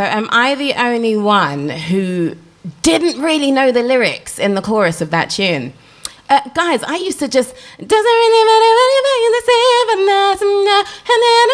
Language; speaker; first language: English; non-native, local second language; Krio